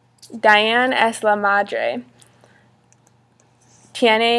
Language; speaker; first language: Spanish; non-native, learner; English